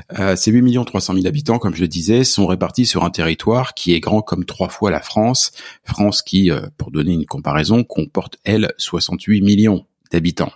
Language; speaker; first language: French; native; French